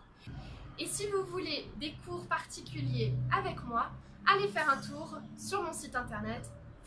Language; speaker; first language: French; native; French